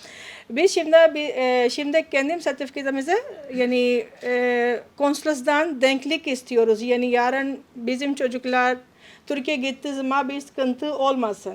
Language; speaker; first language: Turkish; non-native, fluent; Urdu